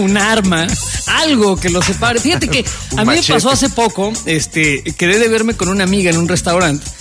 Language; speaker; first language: Spanish; native; Spanish